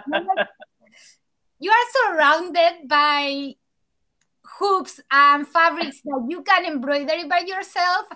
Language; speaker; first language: English; non-native, fluent; Spanish